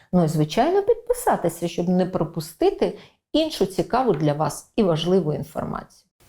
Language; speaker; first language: Ukrainian; native; Ukrainian